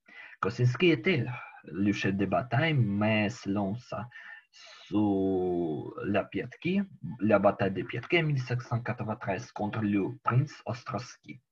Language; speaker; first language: French; non-native, learner; Ukrainian